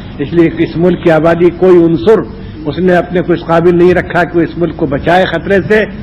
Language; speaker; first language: Urdu; native; Urdu